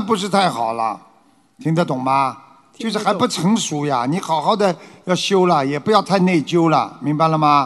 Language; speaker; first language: Chinese; native; Chinese